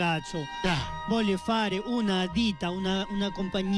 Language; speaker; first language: Italian; non-native, learner; Spanish